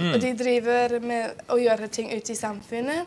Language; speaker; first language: Norwegian; non-native, fluent; English